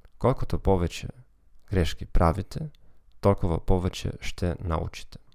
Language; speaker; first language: Bulgarian; non-native, learner; German